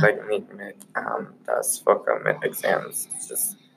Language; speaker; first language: German; non-native, learner; English